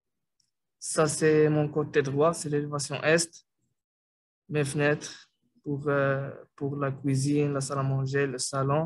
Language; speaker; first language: French; non-native, local second language; Arabic